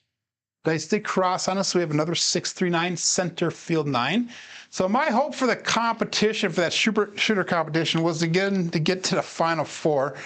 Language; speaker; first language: English; native; English